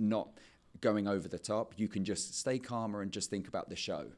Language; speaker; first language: English; native; English